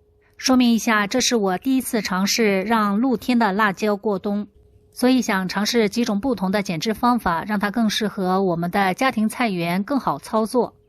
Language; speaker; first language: Chinese; native; Chinese